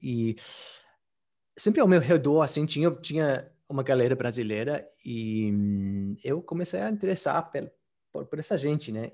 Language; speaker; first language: Portuguese; non-native, fluent; English